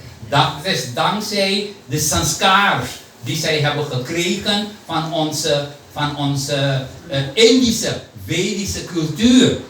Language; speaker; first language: Dutch; non-native, local second language; Hindi